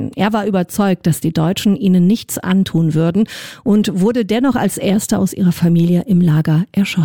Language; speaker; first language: German; native; German